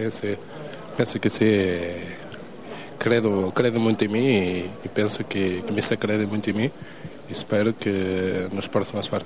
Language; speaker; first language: Italian; non-native, learner; Spanish